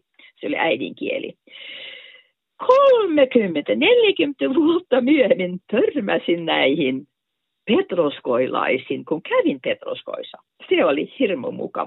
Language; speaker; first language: Finnish; non-native, fluent; Norwegian